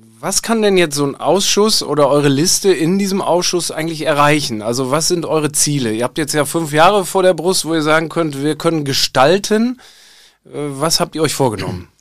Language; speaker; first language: German; native; German